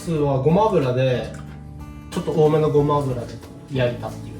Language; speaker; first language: Japanese; native; Japanese